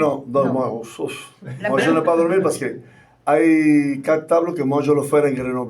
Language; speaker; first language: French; non-native, learner; Spanish